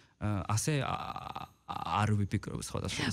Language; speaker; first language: Georgian; non-native, fluent; Japanese